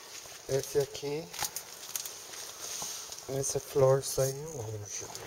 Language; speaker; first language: Portuguese; non-native, learner; English